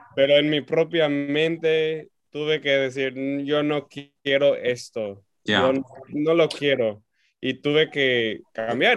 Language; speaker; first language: Spanish; non-native, fluent; English